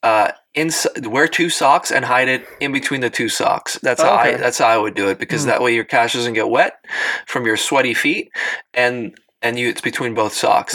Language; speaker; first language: English; non-native, local second language; Afrikaans